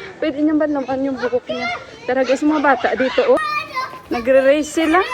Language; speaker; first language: Filipino; native; Filipino